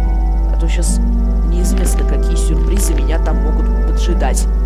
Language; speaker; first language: Russian; native; Russian